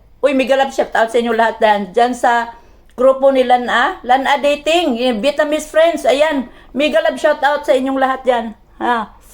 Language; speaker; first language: Filipino; non-native, local second language; Cebuano